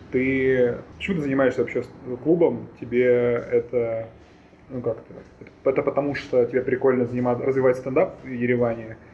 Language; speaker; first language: Russian; native; Russian